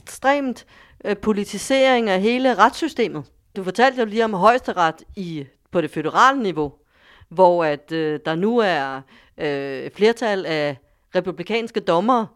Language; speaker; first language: Danish; native; Danish